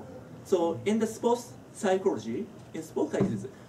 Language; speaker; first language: English; non-native, learner; Japanese